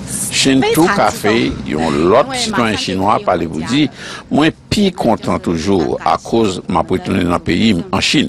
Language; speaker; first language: French; early bilingual, heritage; Haitian Creole